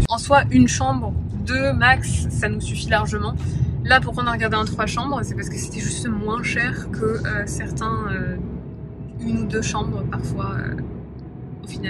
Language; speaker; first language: French; native; French